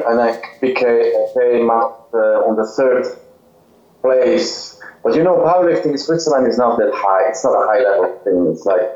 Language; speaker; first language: English; non-native, fluent; Swiss German